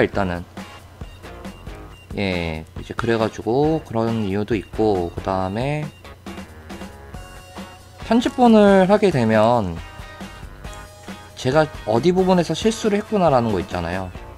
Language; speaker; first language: Korean; native; Korean